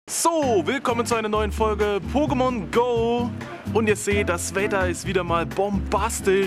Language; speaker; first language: German; native; German